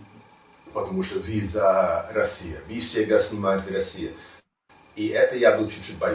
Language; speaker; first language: Russian; non-native, learner; English